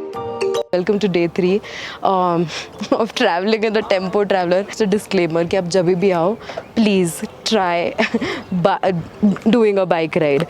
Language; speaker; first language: Hindi; native; Hindi